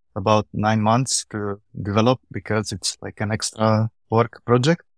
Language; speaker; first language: English; non-native, fluent; Romanian